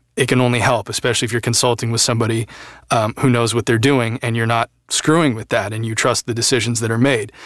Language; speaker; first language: English; native; English